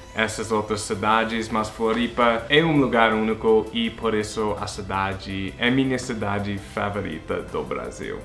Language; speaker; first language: Portuguese; non-native, fluent; English